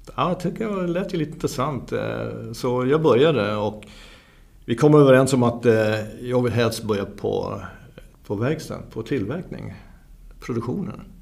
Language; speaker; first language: Swedish; non-native, fluent; German